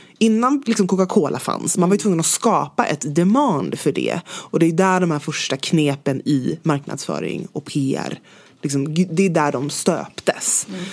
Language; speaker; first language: Swedish; native; Swedish